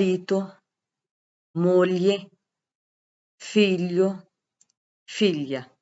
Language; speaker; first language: Italian; non-native, fluent; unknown